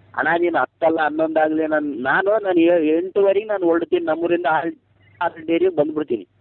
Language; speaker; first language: Kannada; native; Kannada